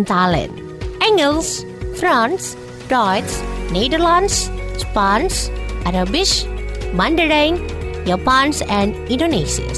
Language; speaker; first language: Dutch; non-native, fluent; Indonesian